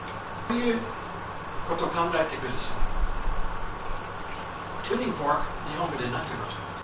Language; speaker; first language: Japanese; non-native, fluent; English